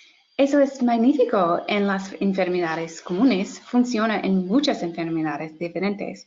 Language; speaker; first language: Spanish; non-native, fluent; English